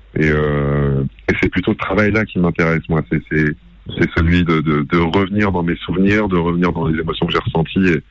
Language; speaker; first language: French; early bilingual, other home language; Arabic